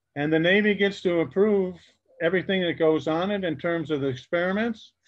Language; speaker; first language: English; native; English